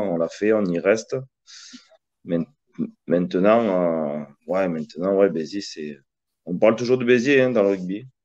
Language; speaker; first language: French; early bilingual, other home language; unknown